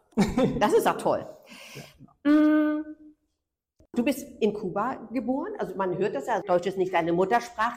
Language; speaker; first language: German; native; German